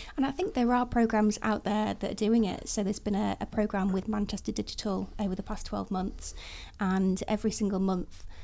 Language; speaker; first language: English; native; English